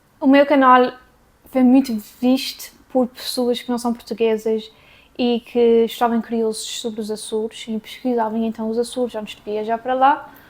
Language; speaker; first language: Portuguese; early bilingual, heritage; Portuguese